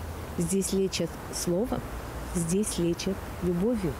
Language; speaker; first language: Russian; native; Russian